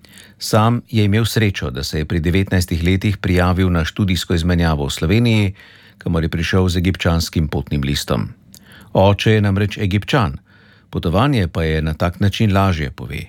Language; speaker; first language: Slovenian; native; Slovenian